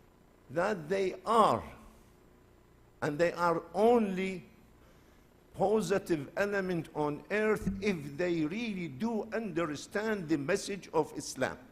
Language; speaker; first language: English; non-native, fluent; Arabic